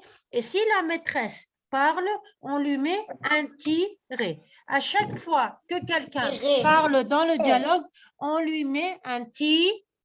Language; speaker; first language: French; native; French